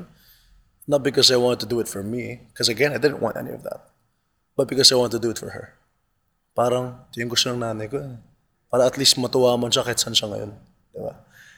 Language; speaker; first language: English; non-native, local second language; Cebuano